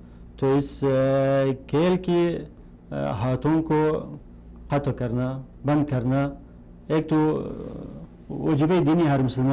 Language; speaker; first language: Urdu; non-native, fluent; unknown